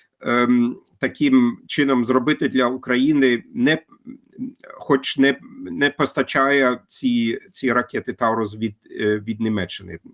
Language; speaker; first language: Ukrainian; non-native, fluent; German